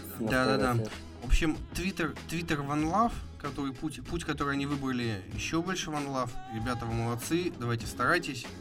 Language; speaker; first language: Russian; native; Russian